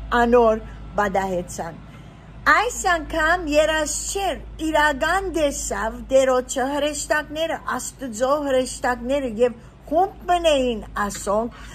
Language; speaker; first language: Armenian; early bilingual, heritage; Armenian